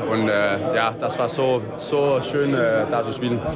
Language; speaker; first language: German; non-native, learner; Danish